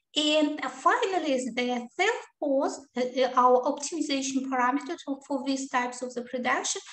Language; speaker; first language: English; non-native, learner; Kazakh